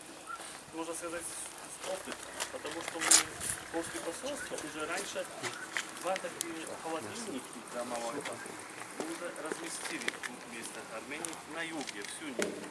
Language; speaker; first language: Russian; non-native, fluent; Polish